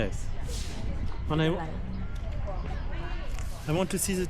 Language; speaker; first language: English; non-native, learner; French